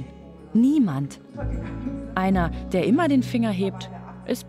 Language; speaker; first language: German; native; German